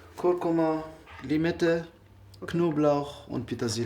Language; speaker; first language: German; non-native, fluent; Arabic